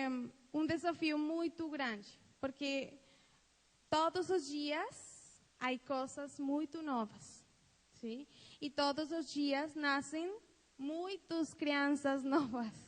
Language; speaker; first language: Portuguese; non-native, fluent; Spanish